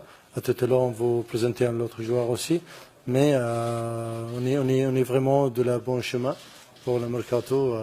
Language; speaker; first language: French; non-native, learner; Arabic